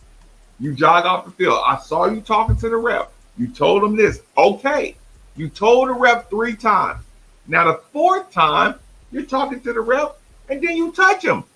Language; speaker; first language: English; native; English